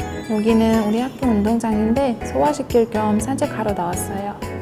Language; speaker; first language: Korean; non-native, fluent; Uzbek